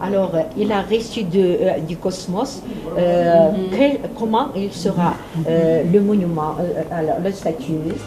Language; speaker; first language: French; non-native, learner; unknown